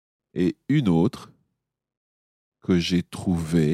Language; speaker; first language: French; non-native, fluent; English